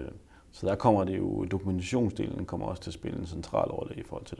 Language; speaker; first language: Danish; native; Danish